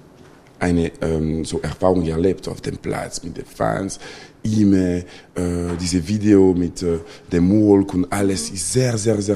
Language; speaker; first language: German; non-native, local second language; French